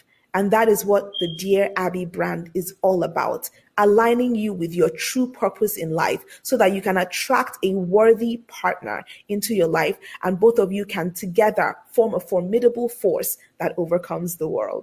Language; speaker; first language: English; non-native, local second language; Yoruba